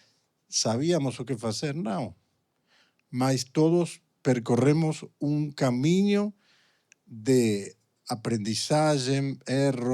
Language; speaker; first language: Portuguese; non-native, fluent; Spanish